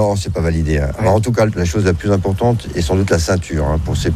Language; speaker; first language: French; native; French